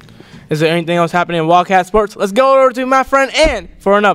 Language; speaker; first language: English; native; English